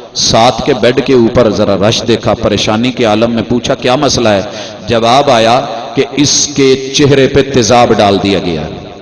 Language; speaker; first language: Urdu; non-native, local second language; Punjabi